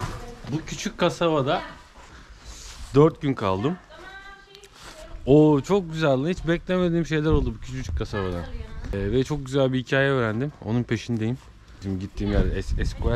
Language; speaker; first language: Turkish; native; Turkish